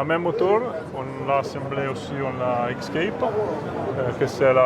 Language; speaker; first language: French; non-native, fluent; Italian